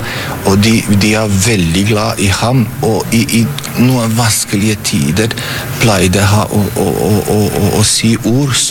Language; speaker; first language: Norwegian; non-native, fluent; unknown